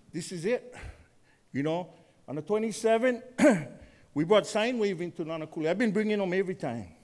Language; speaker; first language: English; native; English